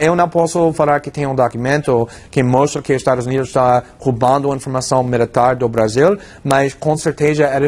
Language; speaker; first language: Portuguese; non-native, fluent; English